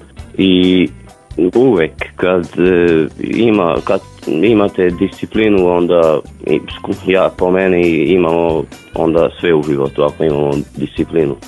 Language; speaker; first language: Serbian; non-native, local second language; Hungarian